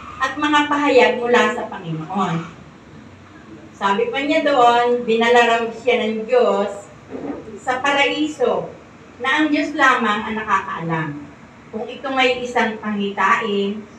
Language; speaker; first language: Filipino; native; Filipino